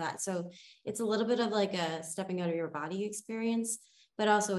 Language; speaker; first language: English; native; English